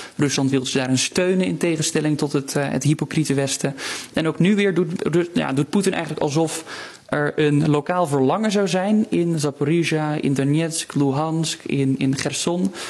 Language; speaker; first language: Dutch; native; Dutch